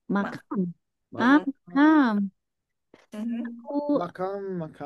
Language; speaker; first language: Indonesian; non-native, learner; English